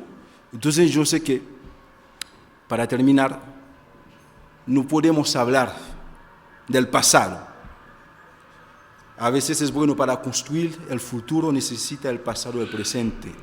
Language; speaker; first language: Spanish; non-native, fluent; Haitian Creole